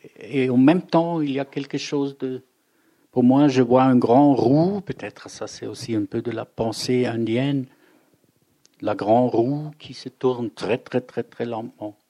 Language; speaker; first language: French; non-native, fluent; German